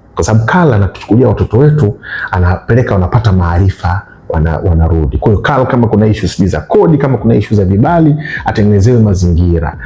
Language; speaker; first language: Swahili; native; Swahili